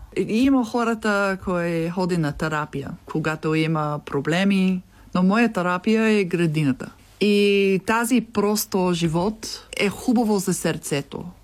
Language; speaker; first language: Bulgarian; non-native, learner; English